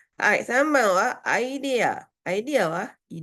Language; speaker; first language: Japanese; non-native, fluent; Indonesian